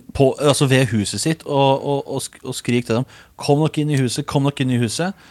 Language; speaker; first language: Norwegian; native; Norwegian